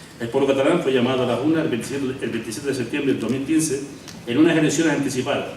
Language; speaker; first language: Spanish; native; Spanish